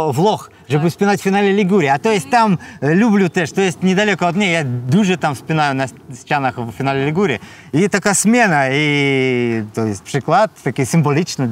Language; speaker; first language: Polish; non-native, learner; Russian